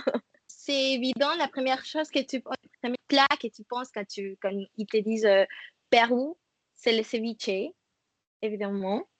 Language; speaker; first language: French; non-native, fluent; Spanish